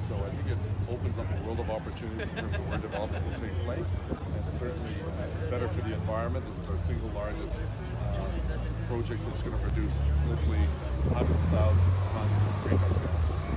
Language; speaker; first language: English; native; English